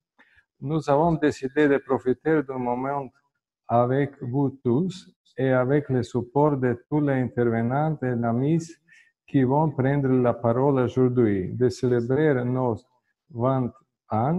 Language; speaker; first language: French; non-native, fluent; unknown